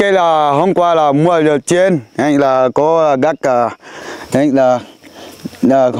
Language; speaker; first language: Vietnamese; non-native, learner; Portuguese